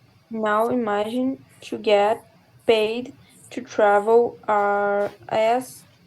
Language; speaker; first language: English; non-native, learner; Portuguese